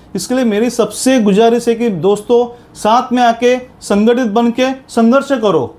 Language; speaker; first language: Hindi; non-native, local second language; Marathi